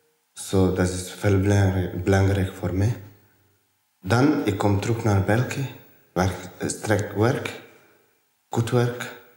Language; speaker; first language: Dutch; non-native, learner; Tibetan